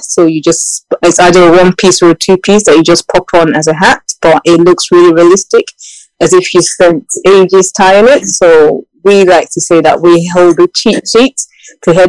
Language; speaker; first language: English; non-native, local second language; Yoruba